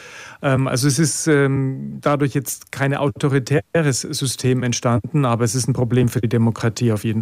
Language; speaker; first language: German; native; German